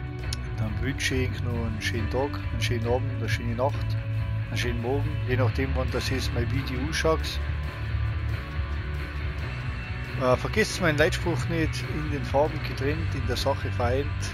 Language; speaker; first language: German; native; German